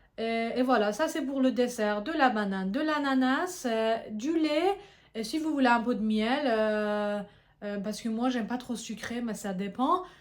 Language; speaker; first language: French; non-native, fluent; Persian